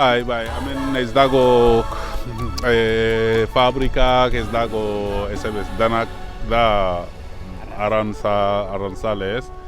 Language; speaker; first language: Basque; non-native, learner; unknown